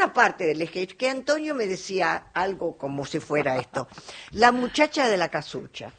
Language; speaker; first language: Spanish; native; Spanish